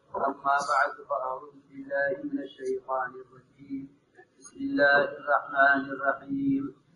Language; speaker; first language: Urdu; native; Urdu